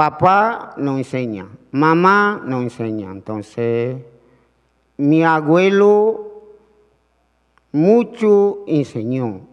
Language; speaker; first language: Spanish; non-native, learner; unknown